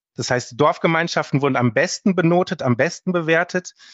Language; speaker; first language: German; native; German